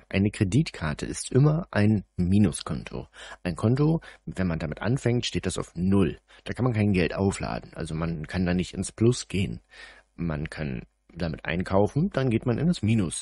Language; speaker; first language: German; native; German